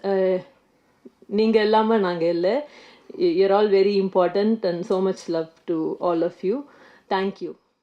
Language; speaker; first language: English; non-native, local second language; Tamil